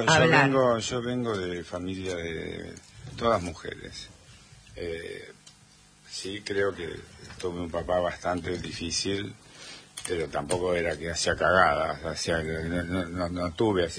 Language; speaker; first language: Spanish; native; Spanish